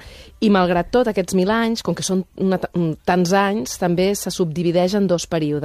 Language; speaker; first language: Catalan; native; Catalan